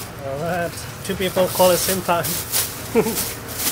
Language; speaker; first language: English; non-native, fluent; Indonesian